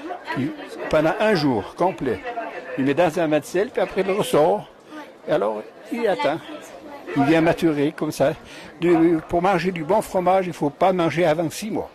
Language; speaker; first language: French; native; French